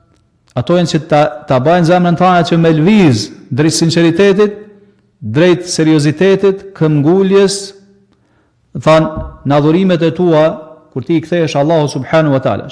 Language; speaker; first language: Albanian; native; Albanian